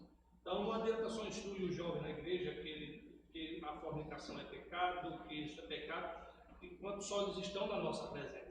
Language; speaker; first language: Portuguese; native; Portuguese